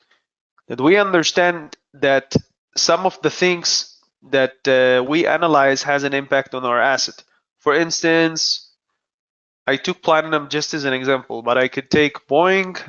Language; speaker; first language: English; non-native, fluent; Hebrew